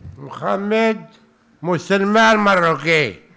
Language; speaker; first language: Spanish; non-native, learner; Arabic